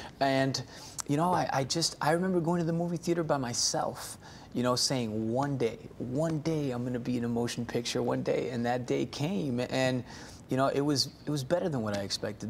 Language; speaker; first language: English; early bilingual, other home language; Spanish